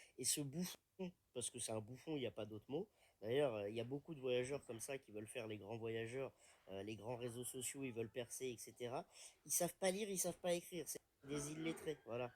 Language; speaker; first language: French; native; French